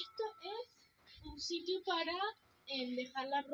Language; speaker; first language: Spanish; early bilingual, heritage; Spanish